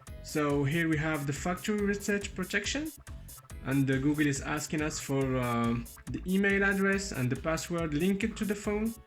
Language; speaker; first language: English; non-native, fluent; French